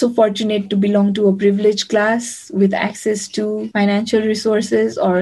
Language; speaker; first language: English; non-native, local second language; Nepali